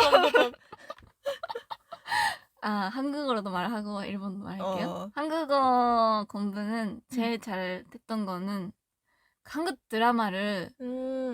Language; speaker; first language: Korean; non-native, fluent; Japanese